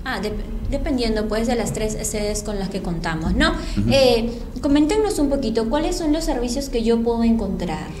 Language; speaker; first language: Spanish; native; Spanish